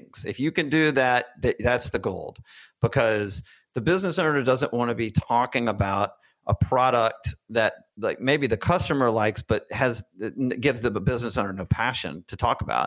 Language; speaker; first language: English; native; English